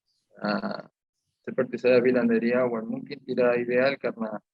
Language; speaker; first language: Indonesian; non-native, fluent; Spanish